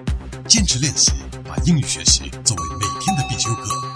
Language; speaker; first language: Chinese; native; Chinese